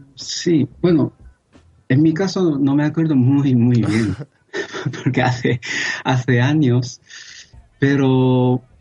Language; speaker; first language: Spanish; non-native, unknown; Japanese